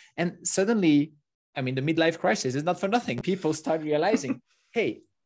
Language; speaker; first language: English; non-native, fluent; French